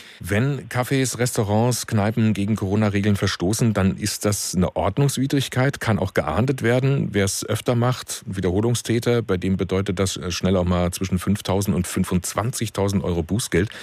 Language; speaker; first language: German; native; German